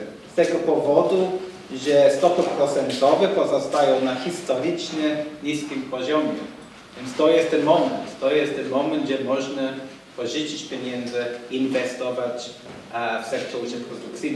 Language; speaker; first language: Polish; non-native, fluent; English